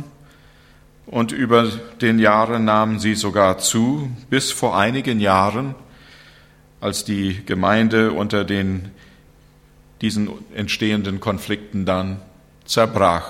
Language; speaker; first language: German; non-native, fluent; English